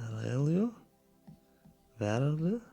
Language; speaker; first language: Portuguese; non-native, learner; German